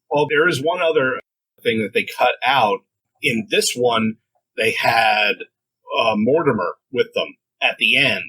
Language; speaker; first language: English; native; English